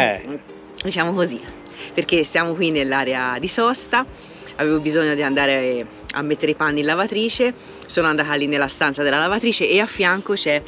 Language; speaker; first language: Italian; native; Italian